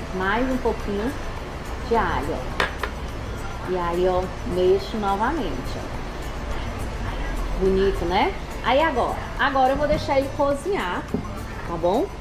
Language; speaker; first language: Portuguese; native; Portuguese